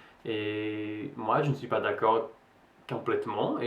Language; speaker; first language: French; non-native, fluent; English